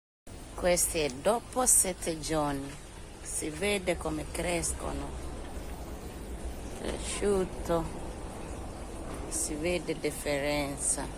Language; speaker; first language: Italian; non-native, learner; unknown